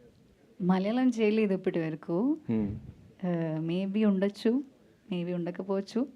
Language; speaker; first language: Telugu; non-native, local second language; Malayalam